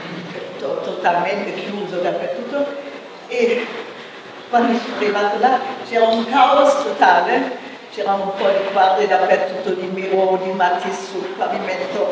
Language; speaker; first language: Italian; non-native, fluent; German